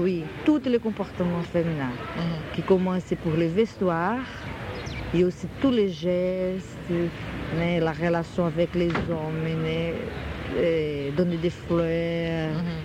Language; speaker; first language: French; non-native, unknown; Portuguese